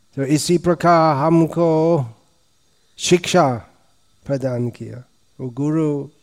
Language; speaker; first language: Hindi; non-native, fluent; English